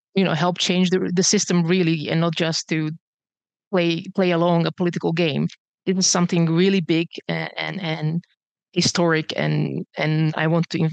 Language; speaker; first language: English; early bilingual, other home language; Bosnian